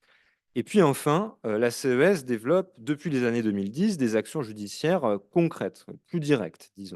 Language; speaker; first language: French; native; French